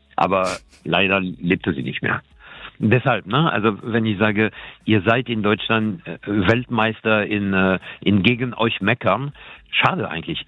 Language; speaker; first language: German; non-native, fluent; French